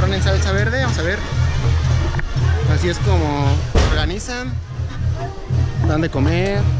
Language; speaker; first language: Spanish; native; Spanish